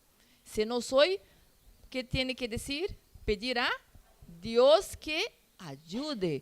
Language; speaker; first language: Portuguese; non-native, learner; Spanish